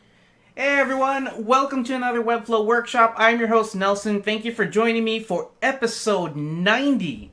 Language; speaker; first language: English; native; English